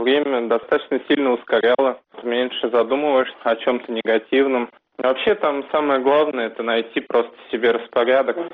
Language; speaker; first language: Russian; native; Russian